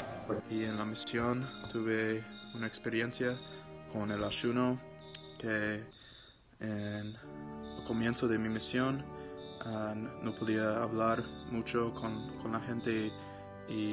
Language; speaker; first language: Spanish; non-native, fluent; English